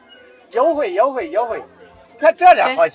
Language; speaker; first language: Chinese; native; Chinese